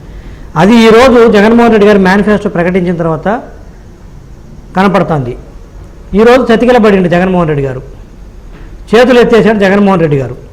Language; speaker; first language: Telugu; native; Telugu